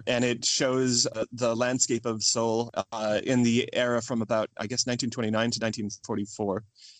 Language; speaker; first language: English; native; English